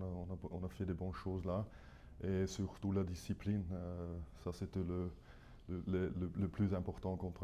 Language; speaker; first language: French; non-native, fluent; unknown